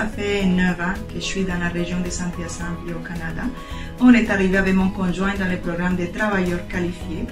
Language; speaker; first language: French; non-native, fluent; Spanish